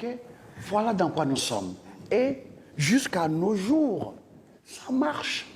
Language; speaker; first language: French; non-native, local second language; Dyula